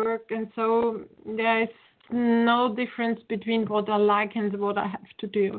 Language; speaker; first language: English; non-native, fluent; German